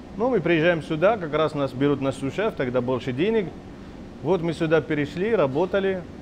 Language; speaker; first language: Russian; non-native, fluent; Arabic